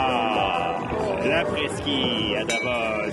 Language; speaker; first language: French; native; French